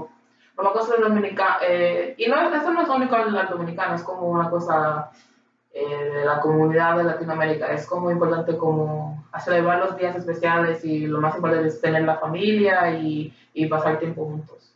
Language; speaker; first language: Spanish; early bilingual, heritage; Spanish